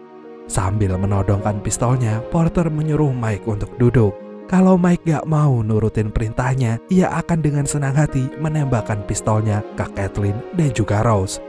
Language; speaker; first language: Indonesian; native; Indonesian